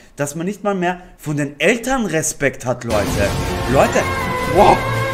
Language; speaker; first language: German; native; German